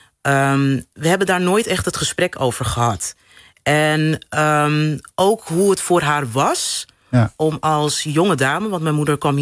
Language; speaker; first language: Dutch; native; Dutch